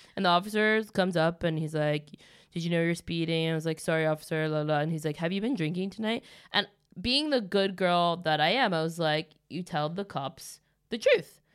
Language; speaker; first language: English; native; English